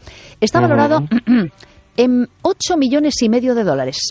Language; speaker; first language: Spanish; native; Spanish